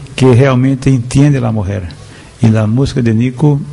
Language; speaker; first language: Spanish; non-native, learner; Portuguese